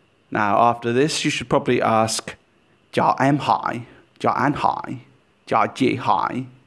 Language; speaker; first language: Vietnamese; non-native, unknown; English